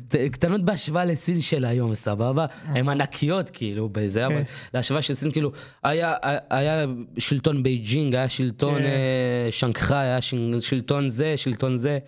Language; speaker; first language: Hebrew; native; Hebrew